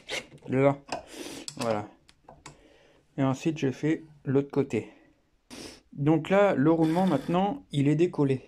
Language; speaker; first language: French; native; French